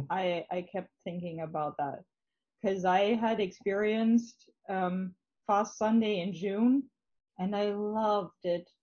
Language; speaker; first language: English; non-native, fluent; German